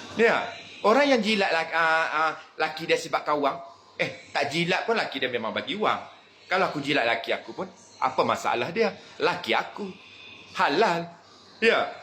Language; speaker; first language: Malay; native; Malay